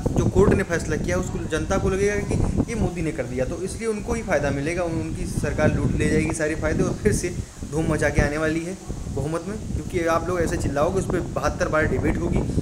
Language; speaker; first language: Hindi; native; Hindi